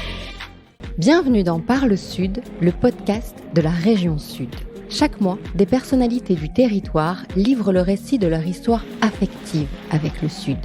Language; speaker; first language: French; native; French